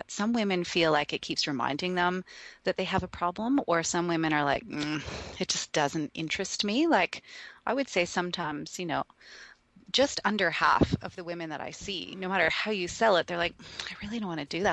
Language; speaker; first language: English; native; English